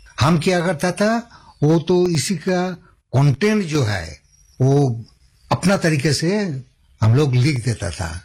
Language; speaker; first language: Hindi; non-native, local second language; Santali